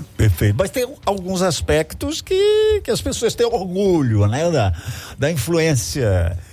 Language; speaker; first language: Portuguese; native; Portuguese